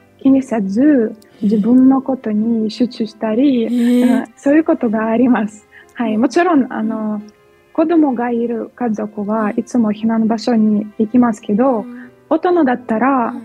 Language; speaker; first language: Japanese; non-native, fluent; Ukrainian